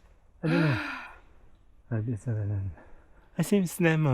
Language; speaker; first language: English; non-native, learner; French